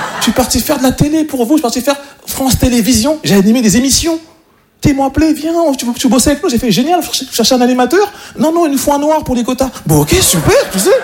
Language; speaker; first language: French; native; French